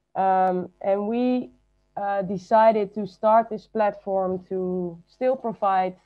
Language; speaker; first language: English; non-native, fluent; Dutch